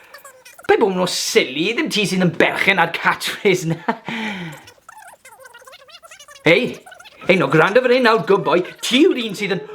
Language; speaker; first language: Welsh; non-native, local second language; English